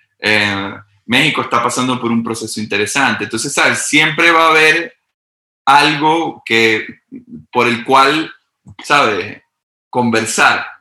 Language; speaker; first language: Spanish; native; Spanish